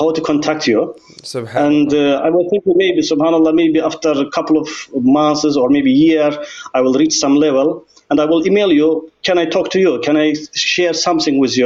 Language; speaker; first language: English; non-native, learner; Azerbaijani